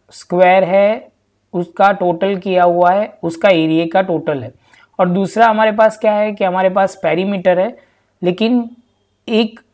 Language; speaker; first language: Hindi; non-native, local second language; Gujarati